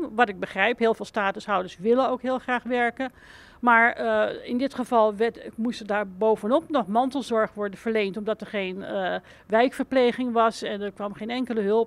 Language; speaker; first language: Dutch; native; Dutch